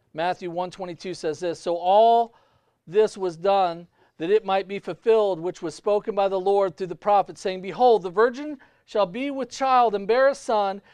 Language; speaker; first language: English; native; English